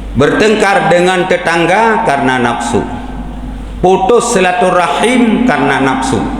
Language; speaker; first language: Malay; non-native, local second language; Achinese